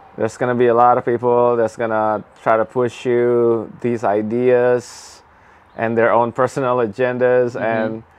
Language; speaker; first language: English; early bilingual, other home language; Indonesian